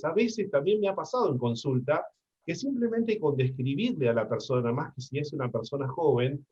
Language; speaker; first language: Spanish; native; Spanish